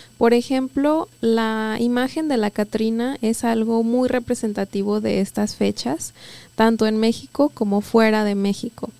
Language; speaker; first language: Spanish; native; Spanish